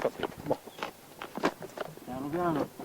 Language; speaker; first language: Italian; native; Italian